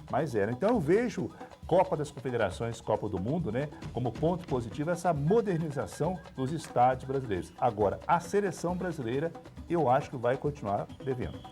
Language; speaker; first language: Portuguese; native; Portuguese